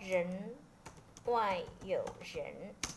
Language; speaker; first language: Chinese; non-native, fluent; Vietnamese